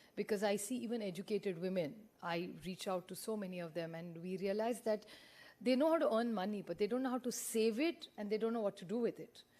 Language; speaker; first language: English; non-native, local second language; Marathi